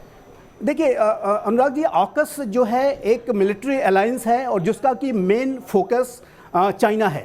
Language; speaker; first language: Hindi; native; Hindi